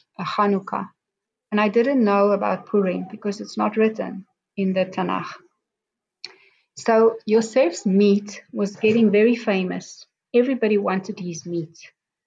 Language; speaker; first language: English; non-native, local second language; Afrikaans